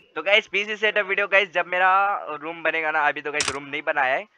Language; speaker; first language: Hindi; non-native, local second language; Marathi